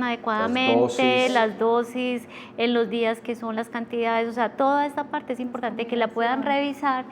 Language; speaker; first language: Spanish; native; Spanish